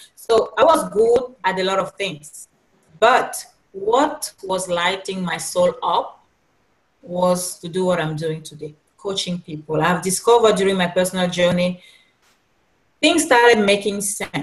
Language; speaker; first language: English; non-native, local second language; French